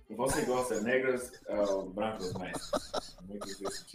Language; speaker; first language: Portuguese; non-native, learner; English